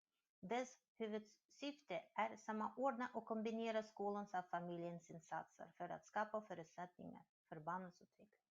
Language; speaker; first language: Swedish; non-native, learner; Russian